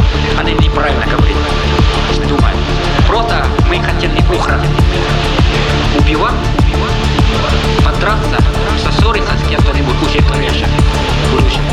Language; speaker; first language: Russian; non-native, learner; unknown